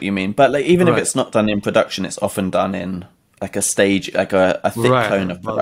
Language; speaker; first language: English; native; English